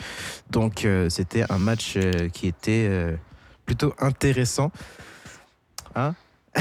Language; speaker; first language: French; native; French